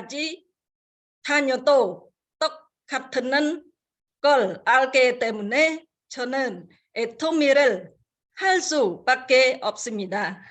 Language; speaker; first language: Korean; non-native, fluent; Khmer